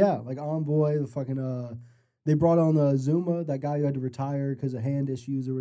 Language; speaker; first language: English; native; English